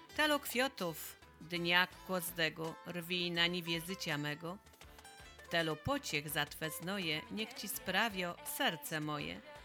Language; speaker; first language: Polish; native; Polish